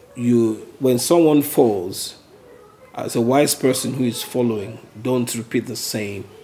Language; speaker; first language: English; non-native, local second language; Yoruba